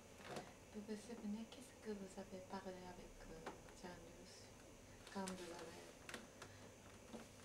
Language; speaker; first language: French; non-native, learner; Japanese